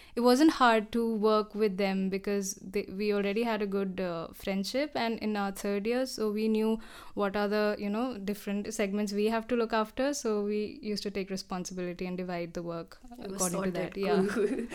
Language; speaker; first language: English; non-native, local second language; Hindi